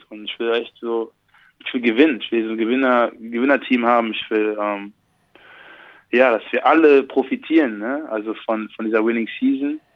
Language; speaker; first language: German; early bilingual, other home language; French